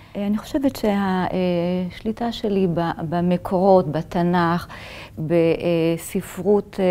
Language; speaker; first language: Hebrew; native; Hebrew